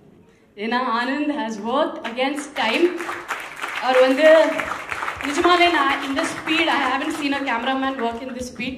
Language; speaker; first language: Tamil; non-native, fluent; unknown